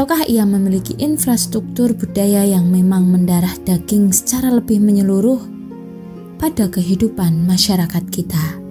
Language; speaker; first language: Indonesian; native; Indonesian